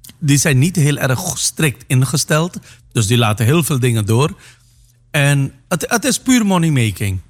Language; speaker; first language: Dutch; native; Dutch